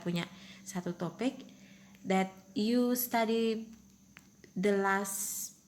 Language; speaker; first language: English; non-native, local second language; Indonesian